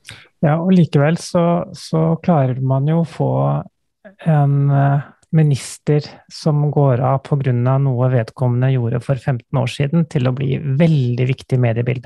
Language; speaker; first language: Norwegian; native; Norwegian